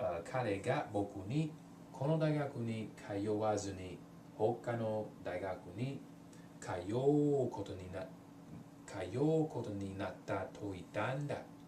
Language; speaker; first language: Japanese; non-native, learner; English